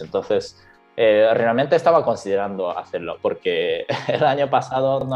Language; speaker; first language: Spanish; non-native, fluent; Japanese